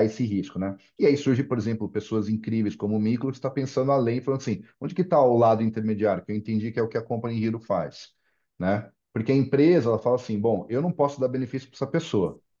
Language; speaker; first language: Portuguese; native; Portuguese